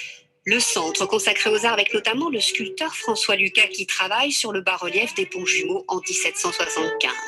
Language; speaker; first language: French; native; French